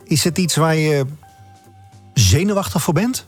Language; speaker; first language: Dutch; native; Dutch